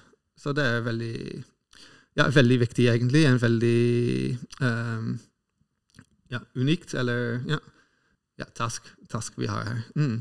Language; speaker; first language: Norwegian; non-native, fluent; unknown